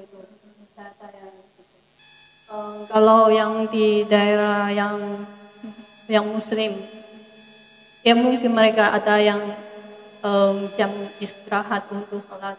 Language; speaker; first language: Indonesian; non-native, fluent; Chinese